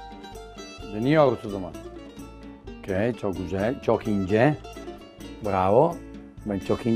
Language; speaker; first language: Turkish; non-native, learner; Italian